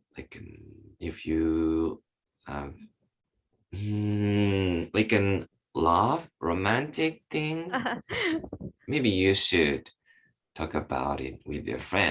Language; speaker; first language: English; non-native, learner; Japanese